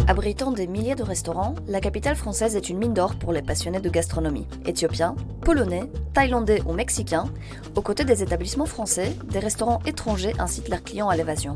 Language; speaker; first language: French; native; French